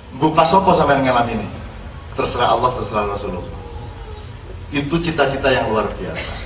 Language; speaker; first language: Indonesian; non-native, local second language; Javanese